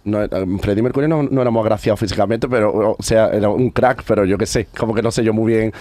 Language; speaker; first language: Spanish; native; Spanish